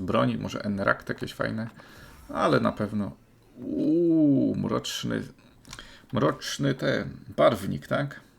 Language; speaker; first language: Polish; native; Polish